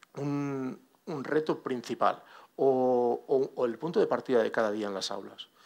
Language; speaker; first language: Spanish; non-native, local second language; Catalan